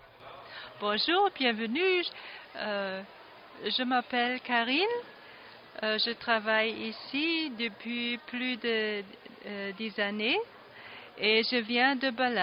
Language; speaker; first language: French; non-native, fluent; German